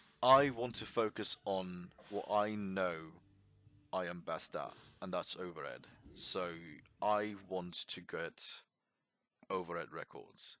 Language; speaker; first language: English; non-native, fluent; German